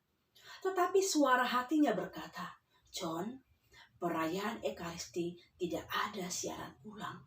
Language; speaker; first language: Indonesian; native; Indonesian